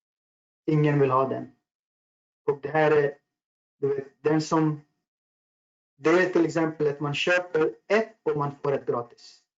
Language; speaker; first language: Swedish; non-native, fluent; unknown